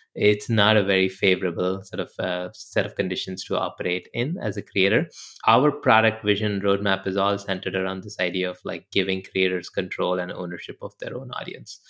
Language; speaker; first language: English; non-native, local second language; Hindi